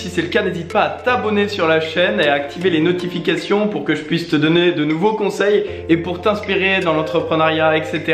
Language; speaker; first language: French; native; French